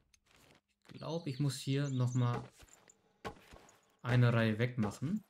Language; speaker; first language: German; native; German